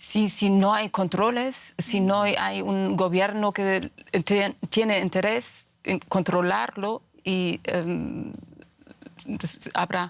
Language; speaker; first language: Spanish; non-native, fluent; Persian